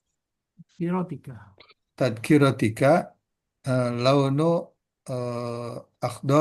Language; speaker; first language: Arabic; non-native, learner; Indonesian